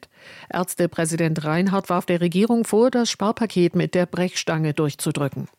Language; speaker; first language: German; native; German